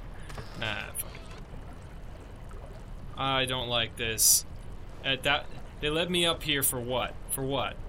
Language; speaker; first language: English; native; English